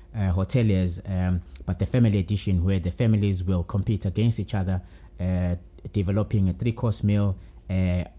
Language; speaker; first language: English; non-native, local second language; Zulu